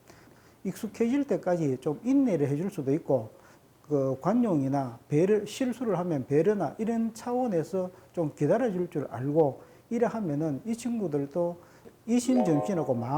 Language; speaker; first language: Korean; native; Korean